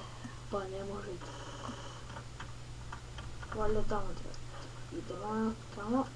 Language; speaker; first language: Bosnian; early bilingual, heritage; Bosnian